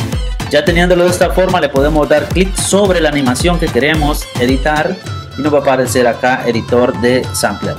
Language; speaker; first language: Spanish; native; Spanish